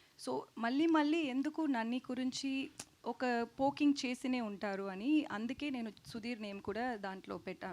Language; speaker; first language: Telugu; non-native, learner; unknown